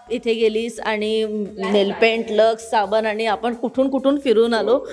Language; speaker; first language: Marathi; native; Marathi